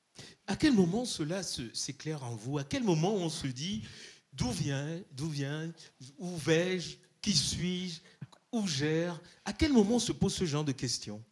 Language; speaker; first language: French; native; French